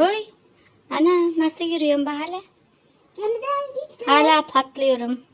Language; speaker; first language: Turkish; native; Turkish